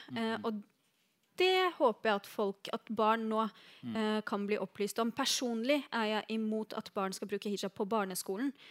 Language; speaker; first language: Norwegian; early bilingual, other home language; Arabic